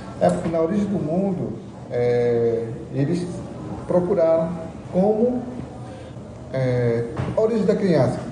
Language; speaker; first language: Portuguese; non-native, local second language; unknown